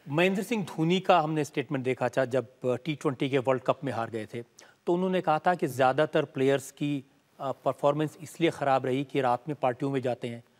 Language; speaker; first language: Hindi; native; Hindi